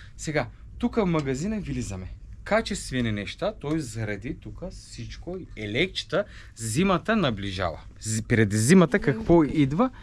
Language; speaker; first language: Bulgarian; non-native, local second language; Turkish